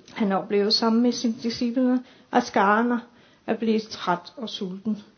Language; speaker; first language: Danish; non-native, fluent; English